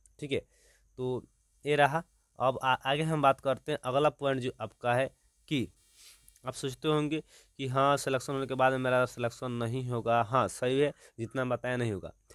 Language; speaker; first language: Hindi; native; Hindi